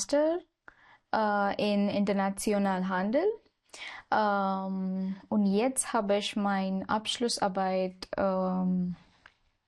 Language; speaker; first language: German; non-native, learner; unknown